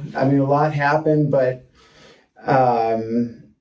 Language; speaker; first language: English; native; English